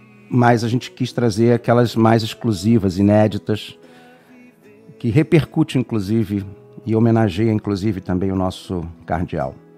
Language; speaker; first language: Portuguese; native; Portuguese